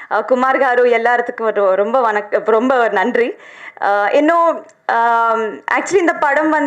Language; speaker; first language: Tamil; non-native, learner; Telugu